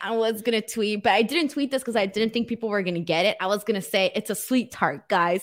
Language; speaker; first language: English; early bilingual, other home language; Spanish